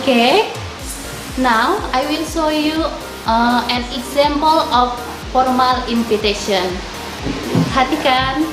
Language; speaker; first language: English; non-native, learner; Indonesian